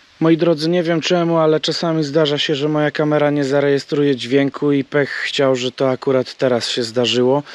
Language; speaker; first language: Polish; native; Polish